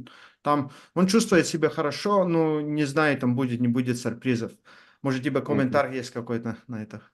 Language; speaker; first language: Russian; non-native, learner; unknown